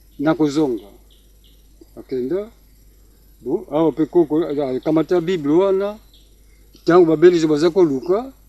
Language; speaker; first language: Lingala; non-native, local second language; Kongo